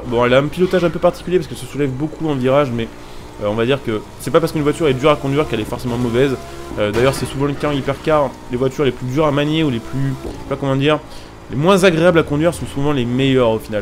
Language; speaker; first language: French; native; French